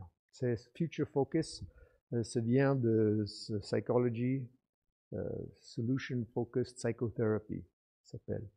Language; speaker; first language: French; non-native, fluent; English